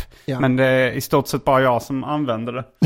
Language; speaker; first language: Swedish; native; Swedish